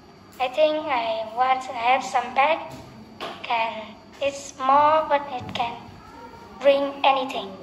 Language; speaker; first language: English; non-native, learner; Vietnamese